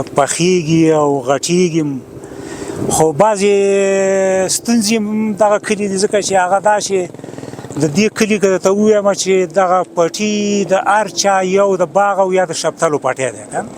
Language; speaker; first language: Pashto; native; Pashto